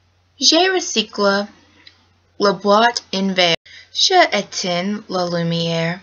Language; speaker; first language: French; non-native, learner; English